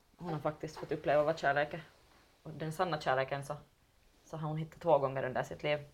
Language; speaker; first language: Swedish; native; Swedish